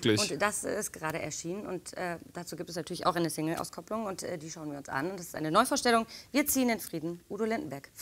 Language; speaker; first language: German; native; German